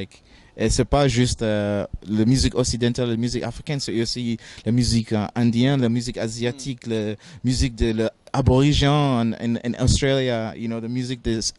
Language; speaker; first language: French; non-native, fluent; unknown